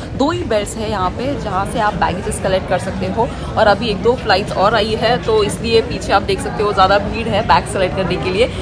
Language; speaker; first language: Hindi; native; Hindi